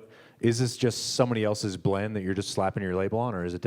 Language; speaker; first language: English; native; English